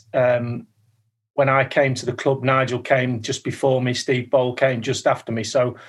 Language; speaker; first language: English; native; English